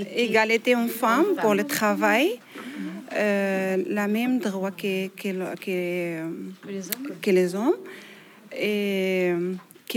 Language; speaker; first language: French; non-native, learner; Arabic